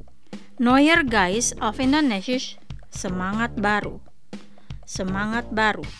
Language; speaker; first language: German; non-native, fluent; Indonesian